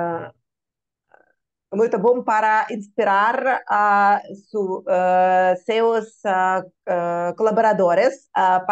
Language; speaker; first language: Portuguese; non-native, learner; Russian